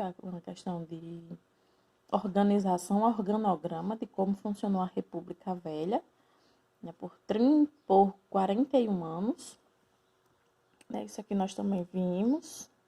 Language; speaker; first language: Portuguese; native; Portuguese